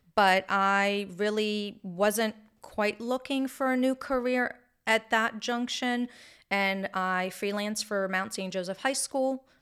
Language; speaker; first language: English; early bilingual, other home language; Hebrew